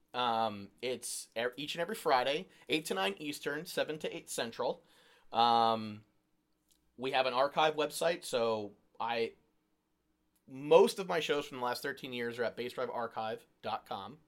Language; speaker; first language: English; native; English